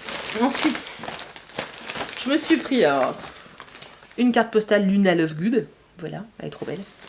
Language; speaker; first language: French; native; French